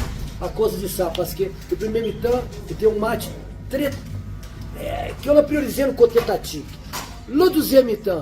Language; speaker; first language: French; non-native, learner; Portuguese